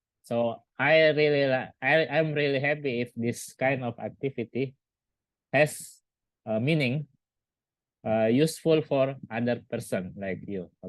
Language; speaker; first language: English; non-native, learner; Indonesian